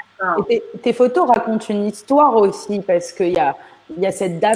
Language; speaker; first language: French; native; French